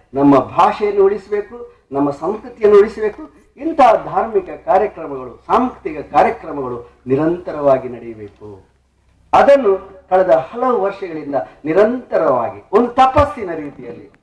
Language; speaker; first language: Kannada; non-native, local second language; Tulu